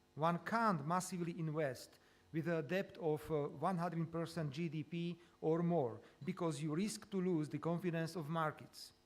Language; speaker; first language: English; non-native, fluent; Slovak